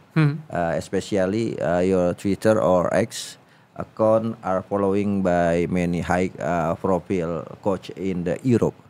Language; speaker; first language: English; non-native, learner; Indonesian